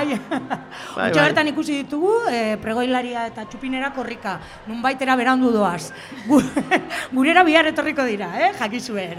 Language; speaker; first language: Basque; native; Basque